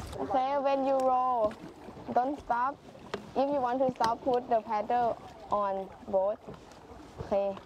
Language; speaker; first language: English; non-native, learner; Thai